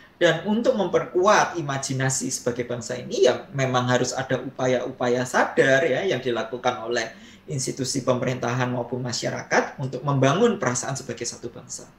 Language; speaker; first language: Indonesian; native; Indonesian